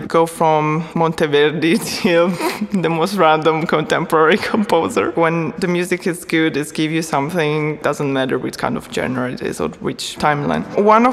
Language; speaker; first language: English; non-native, fluent; Italian